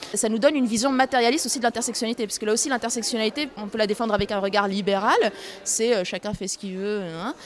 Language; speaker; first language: French; non-native, local second language; Arabic